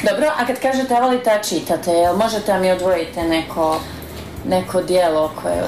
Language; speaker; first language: Croatian; native; Croatian